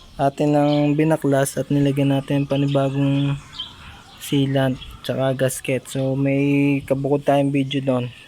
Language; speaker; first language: Filipino; native; Filipino